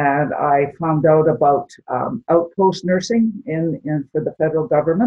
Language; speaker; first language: English; native; English